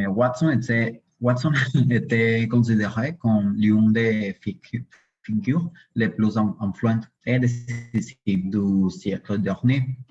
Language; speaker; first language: French; non-native, learner; Spanish